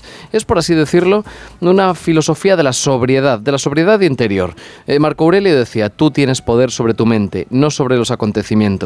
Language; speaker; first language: Spanish; native; Spanish